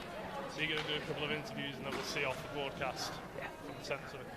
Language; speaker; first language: English; native; English